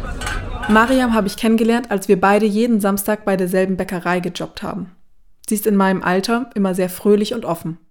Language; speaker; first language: German; native; German